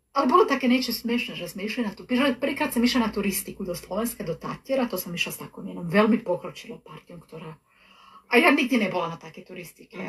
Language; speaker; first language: Slovak; non-native, fluent; Croatian